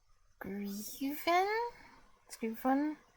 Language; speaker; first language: Dutch; non-native, learner; English